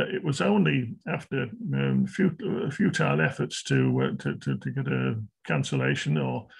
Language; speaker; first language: English; native; English